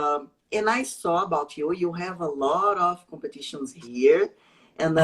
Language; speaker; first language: English; non-native, learner; Portuguese